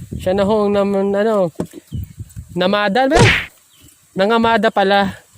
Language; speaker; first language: Filipino; native; Filipino